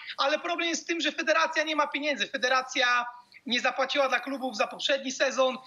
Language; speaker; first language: Polish; native; Polish